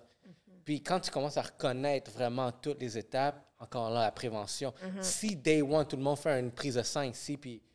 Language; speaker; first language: French; native; French